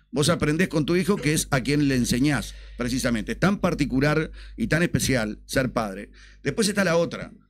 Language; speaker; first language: Spanish; native; Spanish